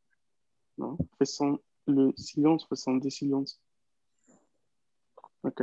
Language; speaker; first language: French; non-native, fluent; Spanish